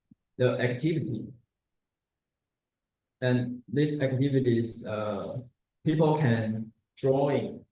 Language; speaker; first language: English; non-native, learner; Chinese